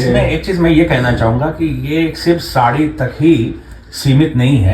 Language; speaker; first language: Hindi; native; Hindi